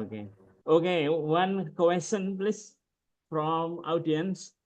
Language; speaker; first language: English; non-native, fluent; Indonesian